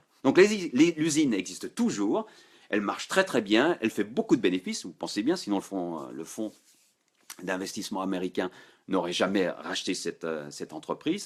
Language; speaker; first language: French; native; French